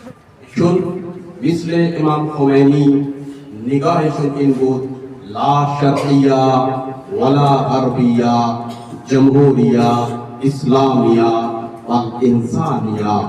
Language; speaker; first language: Persian; non-native, fluent; Urdu